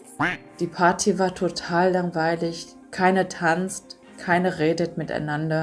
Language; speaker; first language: German; non-native, fluent; Vietnamese